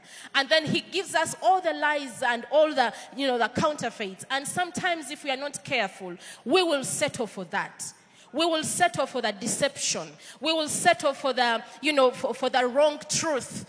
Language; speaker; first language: English; non-native, local second language; Ganda